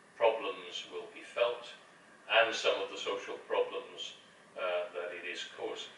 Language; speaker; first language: English; native; English